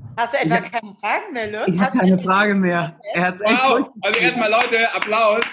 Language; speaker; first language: German; non-native, fluent; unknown